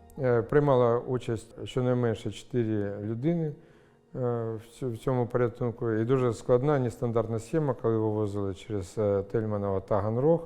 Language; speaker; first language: Ukrainian; non-native, local second language; Russian